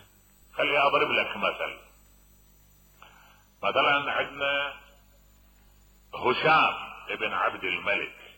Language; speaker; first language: Arabic; native; Arabic